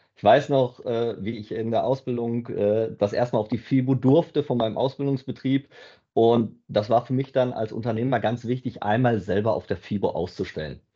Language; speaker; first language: German; native; German